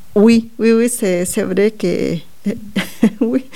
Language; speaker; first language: French; non-native, learner; Spanish